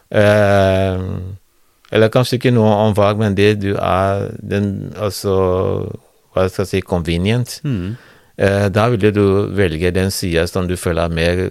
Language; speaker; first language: Norwegian; non-native, fluent; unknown